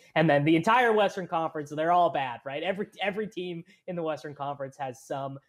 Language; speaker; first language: English; native; English